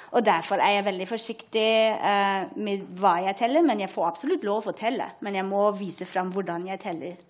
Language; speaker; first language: Norwegian; non-native, fluent; German